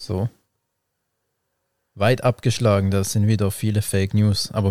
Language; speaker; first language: German; native; German